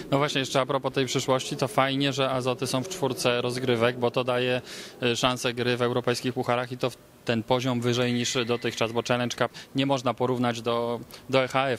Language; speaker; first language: Polish; native; Polish